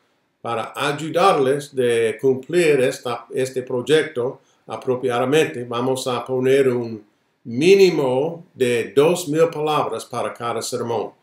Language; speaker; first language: Spanish; non-native, fluent; English